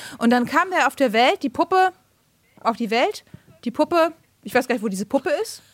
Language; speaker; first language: German; native; German